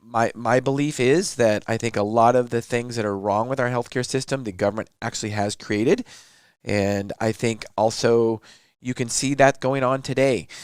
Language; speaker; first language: English; native; English